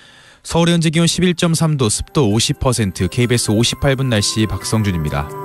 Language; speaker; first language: Korean; native; Korean